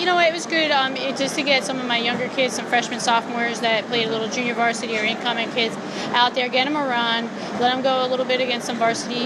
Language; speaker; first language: English; native; English